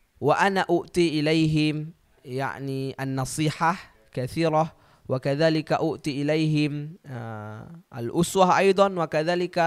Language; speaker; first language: Arabic; non-native, learner; Indonesian